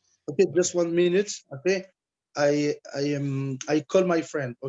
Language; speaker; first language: English; non-native, learner; French